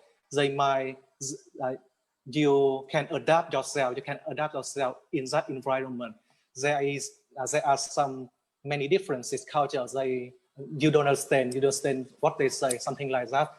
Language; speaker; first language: English; non-native, learner; Vietnamese